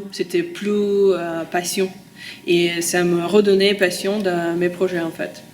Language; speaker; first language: French; non-native, learner; Russian